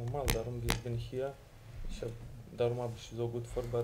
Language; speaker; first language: German; non-native, learner; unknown